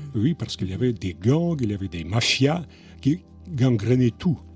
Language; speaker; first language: French; non-native, fluent; Russian